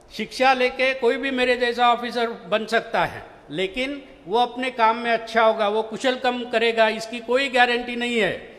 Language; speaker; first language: Hindi; non-native, local second language; Marathi